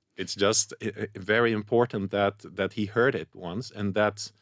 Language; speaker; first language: English; non-native, fluent; Dutch